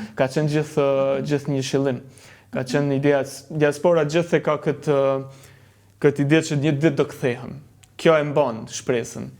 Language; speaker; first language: Albanian; early bilingual, heritage; Albanian